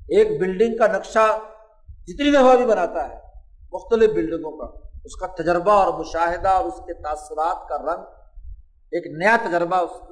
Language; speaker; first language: Urdu; non-native, local second language; Punjabi